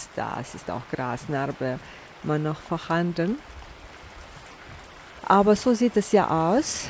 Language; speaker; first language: German; non-native, fluent; Bosnian